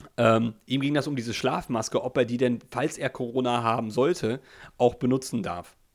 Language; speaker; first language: German; early bilingual, other home language; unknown